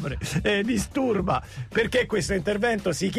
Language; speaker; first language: Italian; native; Italian